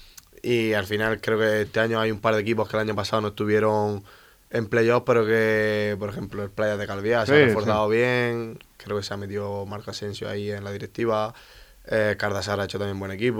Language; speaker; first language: Spanish; native; Spanish